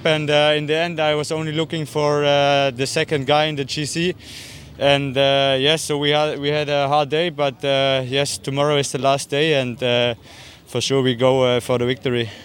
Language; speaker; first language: English; non-native, fluent; German